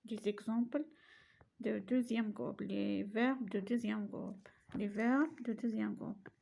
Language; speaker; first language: French; non-native, local second language; Arabic